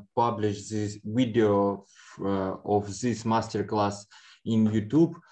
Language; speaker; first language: English; non-native, learner; Ukrainian